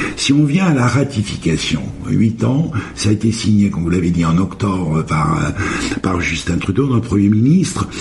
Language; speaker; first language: French; native; French